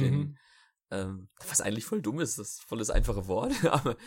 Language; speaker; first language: German; native; German